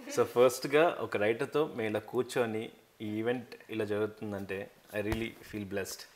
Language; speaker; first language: Telugu; native; Telugu